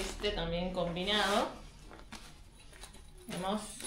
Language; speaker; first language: Spanish; native; Spanish